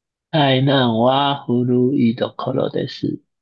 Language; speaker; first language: Japanese; non-native, learner; Chinese